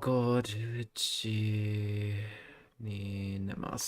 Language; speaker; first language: Japanese; non-native, learner; English